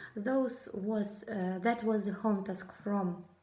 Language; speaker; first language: English; non-native, fluent; Ukrainian